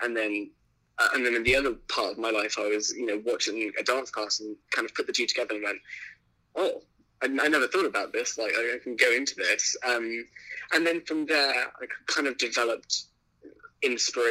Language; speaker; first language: English; native; English